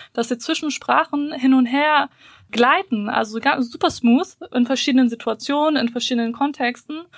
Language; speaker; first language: German; early bilingual, other home language; Bosnian